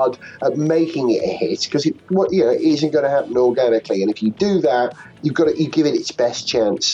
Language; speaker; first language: English; native; English